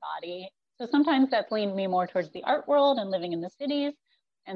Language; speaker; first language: English; native; English